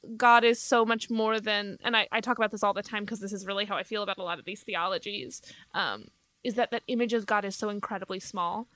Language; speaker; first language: English; native; English